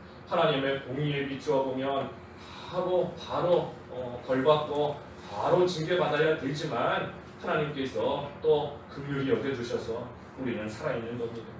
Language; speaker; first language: Korean; native; Korean